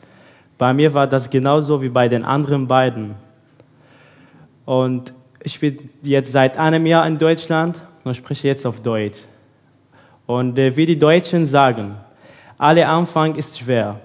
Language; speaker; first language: German; non-native, learner; Arabic